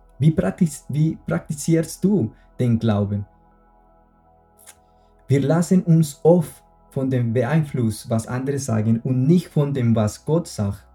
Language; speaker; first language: German; non-native, fluent; Spanish